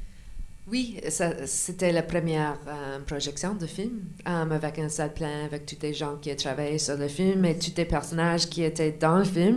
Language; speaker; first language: French; non-native, local second language; English